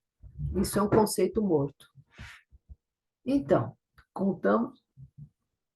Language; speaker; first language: Portuguese; native; Portuguese